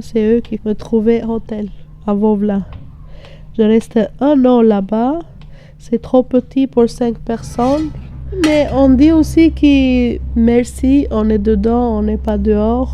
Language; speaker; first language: French; non-native, learner; Albanian